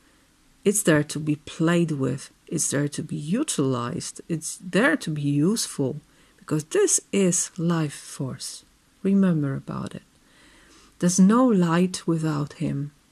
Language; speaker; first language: English; non-native, fluent; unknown